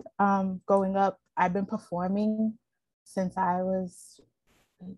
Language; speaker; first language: English; native; English